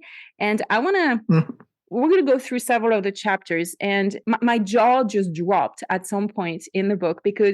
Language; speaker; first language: English; non-native, fluent; French